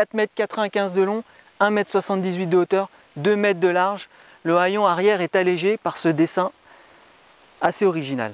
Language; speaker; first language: French; native; French